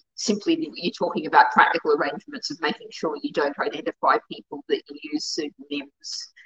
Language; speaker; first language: English; native; English